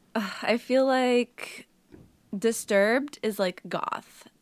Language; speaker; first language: English; early bilingual, other home language; Portuguese